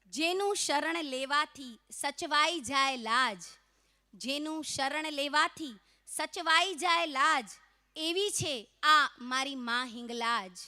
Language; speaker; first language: Gujarati; non-native, local second language; Kachhi